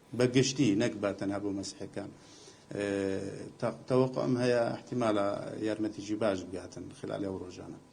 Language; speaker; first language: Central Kurdish; non-native, local second language; Assyrian Neo-Aramaic